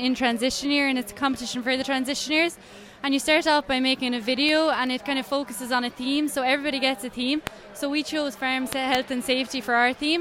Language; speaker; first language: English; native; English